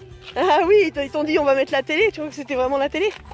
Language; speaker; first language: French; native; French